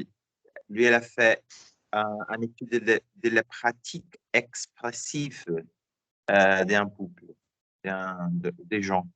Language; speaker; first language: French; non-native, learner; Portuguese